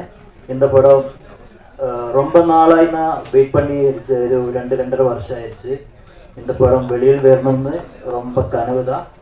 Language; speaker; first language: Tamil; non-native, learner; Malayalam